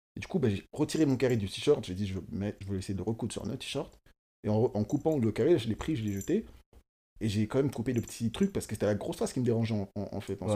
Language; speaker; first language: French; early bilingual, other home language; Kongo